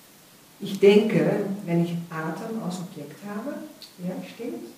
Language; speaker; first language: German; non-native, fluent; Spanish